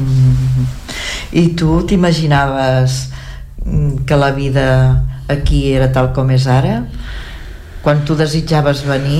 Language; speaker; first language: Catalan; native; Catalan